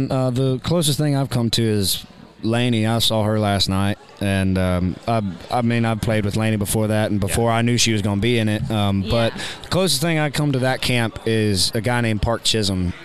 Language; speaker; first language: English; native; English